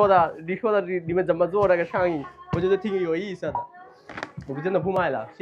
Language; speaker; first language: Chinese; non-native, learner; Bangla